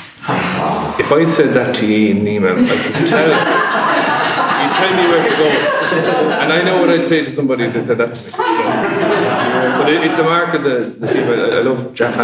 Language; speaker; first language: English; non-native, local second language; Irish